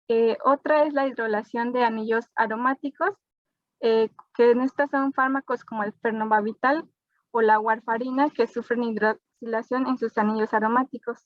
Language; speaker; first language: Spanish; native; Spanish